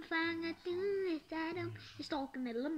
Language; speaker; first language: Danish; early bilingual, other home language; Arabic